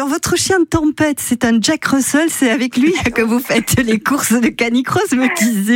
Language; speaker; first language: French; native; French